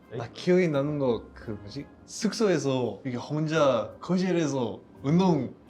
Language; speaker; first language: Korean; non-native, learner; English